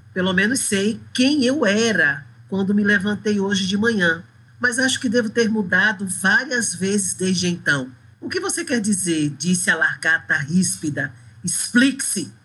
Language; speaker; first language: Portuguese; native; Portuguese